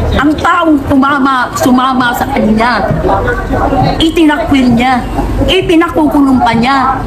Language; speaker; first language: Filipino; non-native, local second language; Iloko